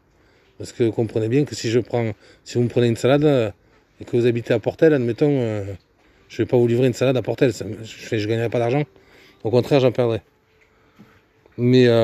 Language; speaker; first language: French; native; French